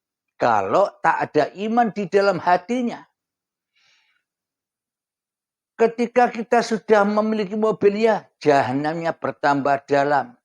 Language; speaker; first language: Indonesian; non-native, local second language; Javanese